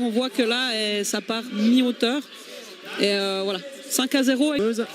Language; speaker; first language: French; native; French